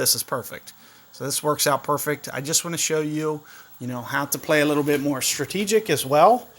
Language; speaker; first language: English; native; English